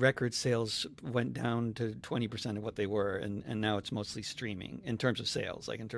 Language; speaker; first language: English; native; English